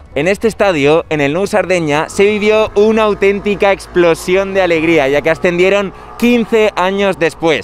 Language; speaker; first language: Spanish; native; Spanish